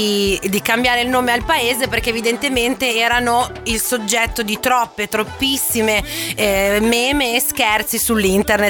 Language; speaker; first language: Italian; native; Italian